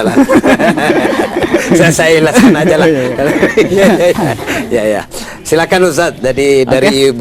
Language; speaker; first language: Indonesian; native; Indonesian